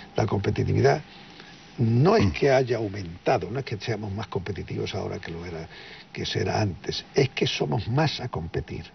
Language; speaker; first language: Spanish; native; Spanish